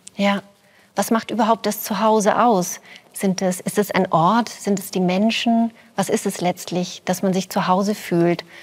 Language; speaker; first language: German; early bilingual, other home language; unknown